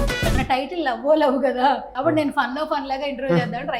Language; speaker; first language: Telugu; native; Telugu